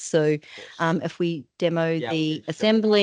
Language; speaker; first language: English; native; English